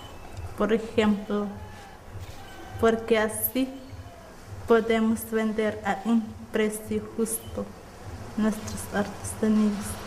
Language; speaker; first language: Spanish; non-native, local second language; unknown